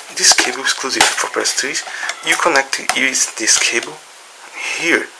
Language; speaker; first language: English; non-native, learner; Portuguese